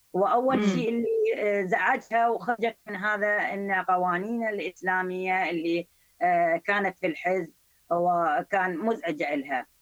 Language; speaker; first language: Arabic; non-native, fluent; Persian